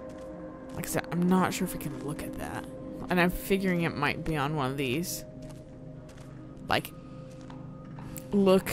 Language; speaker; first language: English; native; English